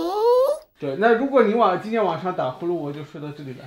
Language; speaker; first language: Chinese; non-native, fluent; German